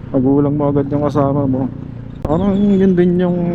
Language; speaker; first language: Filipino; non-native, local second language; Cebuano